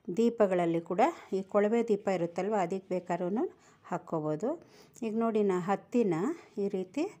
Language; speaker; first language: Kannada; non-native, local second language; Telugu